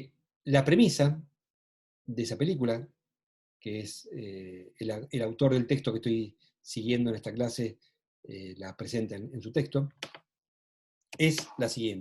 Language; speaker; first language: Spanish; native; Spanish